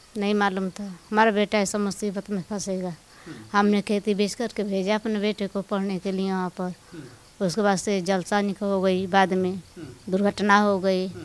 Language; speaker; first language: Hindi; native; Hindi